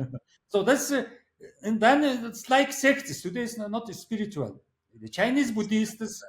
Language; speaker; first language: English; non-native, learner; Mongolian